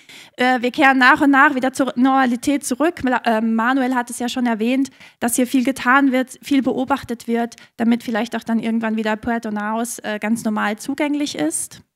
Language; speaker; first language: German; native; German